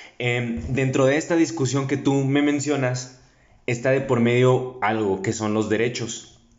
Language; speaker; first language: Spanish; native; Spanish